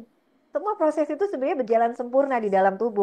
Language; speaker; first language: Indonesian; native; Indonesian